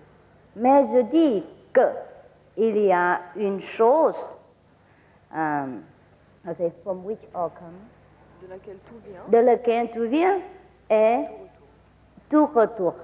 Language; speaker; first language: French; non-native, learner; Vietnamese